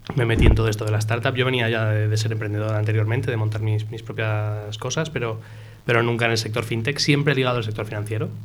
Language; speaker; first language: Spanish; native; Spanish